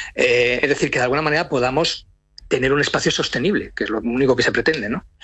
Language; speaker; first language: Spanish; native; Spanish